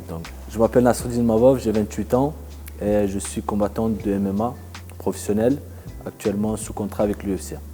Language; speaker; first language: French; early bilingual, other home language; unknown